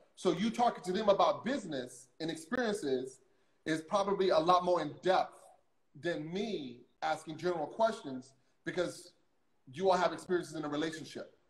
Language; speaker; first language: English; native; English